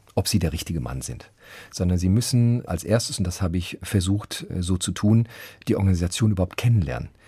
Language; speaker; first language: German; native; German